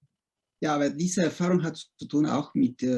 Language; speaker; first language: German; non-native, learner; Spanish